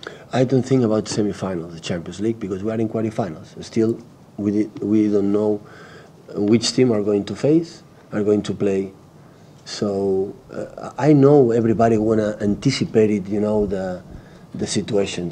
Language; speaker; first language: English; non-native, fluent; Catalan